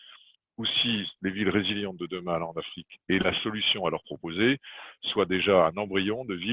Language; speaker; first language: French; native; French